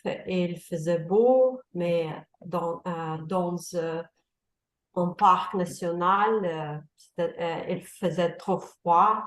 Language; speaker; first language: French; non-native, learner; Russian